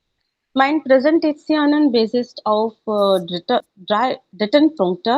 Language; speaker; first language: German; non-native, learner; Hindi